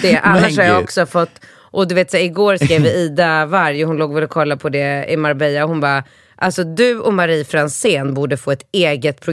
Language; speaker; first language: Swedish; native; Swedish